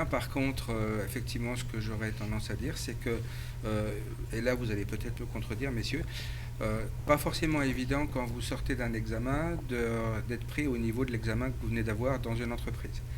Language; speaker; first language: French; native; French